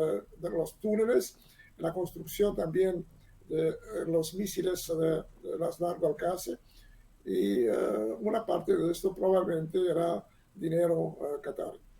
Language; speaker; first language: Spanish; non-native, learner; Hebrew